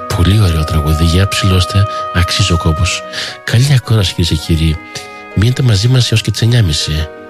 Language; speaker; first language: Greek; early bilingual, heritage; Greek